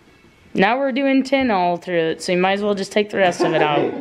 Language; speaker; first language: English; native; English